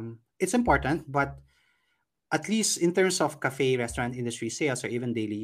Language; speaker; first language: English; non-native, local second language; Filipino